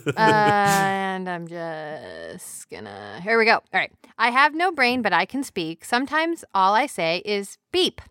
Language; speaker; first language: English; native; English